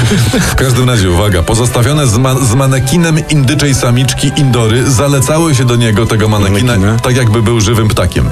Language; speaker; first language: Polish; native; Polish